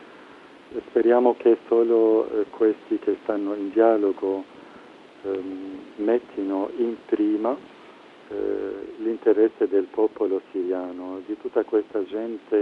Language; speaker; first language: Italian; non-native, fluent; Arabic